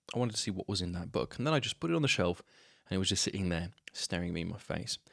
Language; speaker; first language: English; non-native, fluent; Slovenian